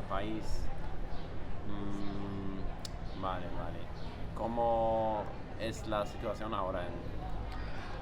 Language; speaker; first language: Spanish; non-native, fluent; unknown